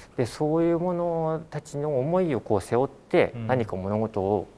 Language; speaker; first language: Japanese; native; Japanese